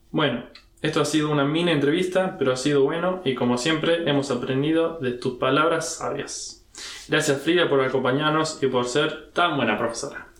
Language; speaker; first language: Spanish; early bilingual, heritage; Spanish